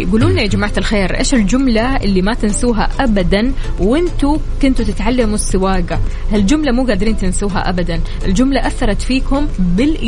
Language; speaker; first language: Arabic; native; Arabic